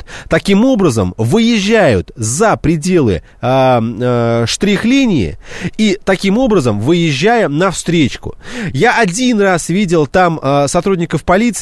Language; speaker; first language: Russian; native; Russian